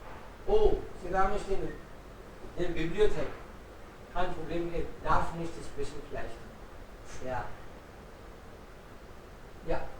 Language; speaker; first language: German; non-native, fluent; Hindi